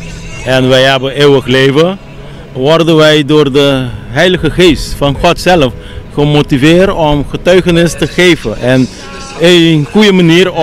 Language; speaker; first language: Dutch; non-native, local second language; Papiamento